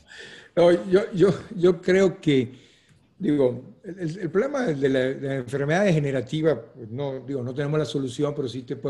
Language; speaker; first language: Spanish; native; Spanish